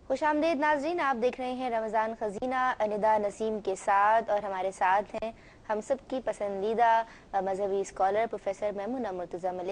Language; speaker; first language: Urdu; native; Urdu